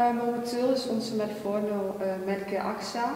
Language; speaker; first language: Dutch; early bilingual, other home language; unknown